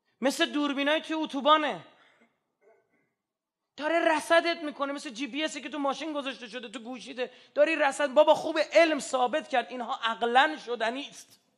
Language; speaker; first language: Persian; native; Persian